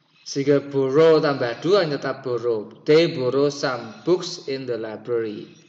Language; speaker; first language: English; non-native, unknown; Indonesian